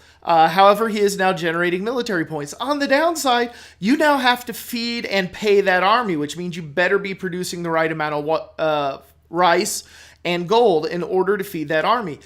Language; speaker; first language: English; native; English